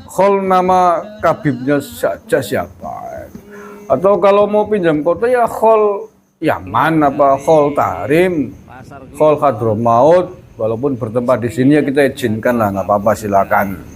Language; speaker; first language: Indonesian; non-native, local second language; Javanese